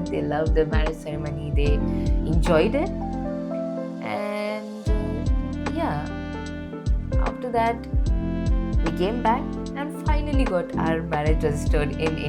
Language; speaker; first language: English; non-native, local second language; Hindi